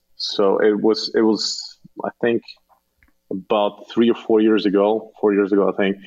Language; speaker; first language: English; non-native, fluent; Slovenian